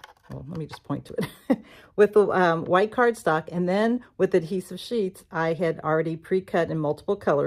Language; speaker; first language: English; native; English